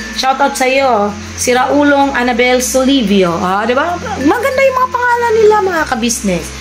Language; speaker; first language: Filipino; non-native, local second language; Cebuano